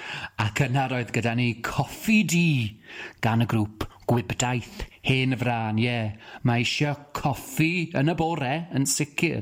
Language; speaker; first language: Welsh; native; Welsh